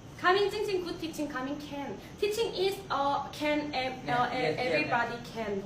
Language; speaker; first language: English; non-native, learner; Korean